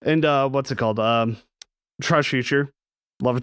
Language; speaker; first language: English; native; English